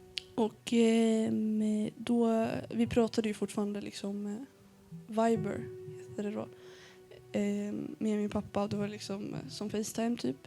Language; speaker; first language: Swedish; early bilingual, other home language; Arabic